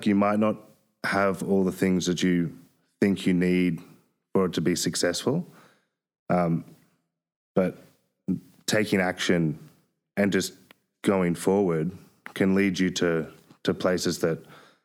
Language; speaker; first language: English; native; English